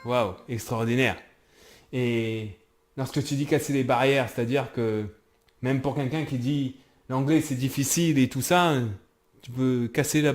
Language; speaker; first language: French; native; French